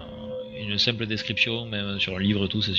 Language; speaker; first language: French; native; French